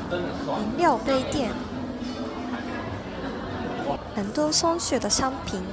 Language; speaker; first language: Chinese; non-native, learner; Japanese